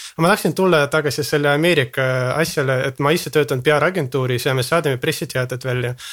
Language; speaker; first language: Estonian; non-native, local second language; Russian